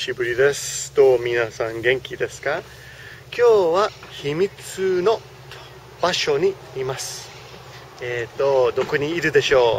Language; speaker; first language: Japanese; non-native, fluent; English